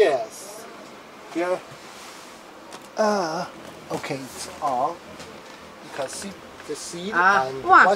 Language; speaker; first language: English; non-native, learner; Chinese